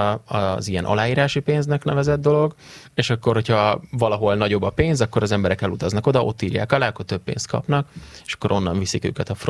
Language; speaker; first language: Hungarian; native; Hungarian